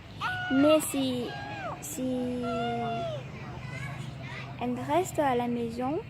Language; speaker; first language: French; non-native, learner; Vietnamese